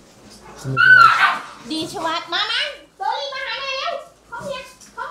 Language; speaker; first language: German; non-native, learner; Thai